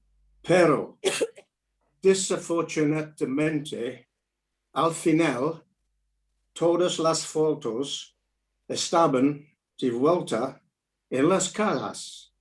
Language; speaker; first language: Spanish; non-native, learner; English